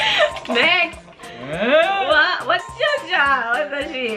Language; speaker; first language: Japanese; non-native, fluent; Filipino